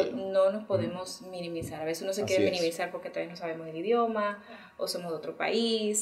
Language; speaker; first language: Spanish; early bilingual, heritage; Spanish